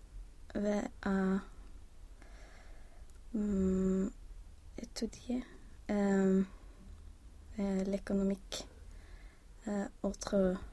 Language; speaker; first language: French; non-native, learner; Swedish